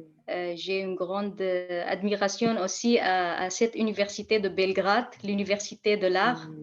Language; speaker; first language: French; non-native, fluent; Kurdish